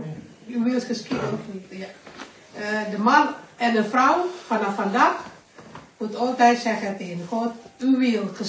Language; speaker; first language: Dutch; non-native, learner; Indonesian